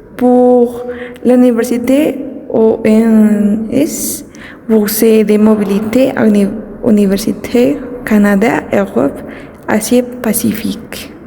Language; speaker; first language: French; non-native, learner; Spanish